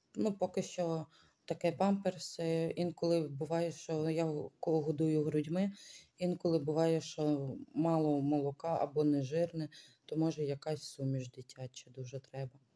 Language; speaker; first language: Ukrainian; non-native, local second language; Russian